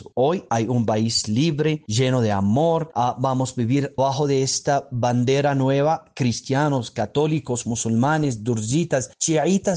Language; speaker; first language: Spanish; non-native, fluent; Arabic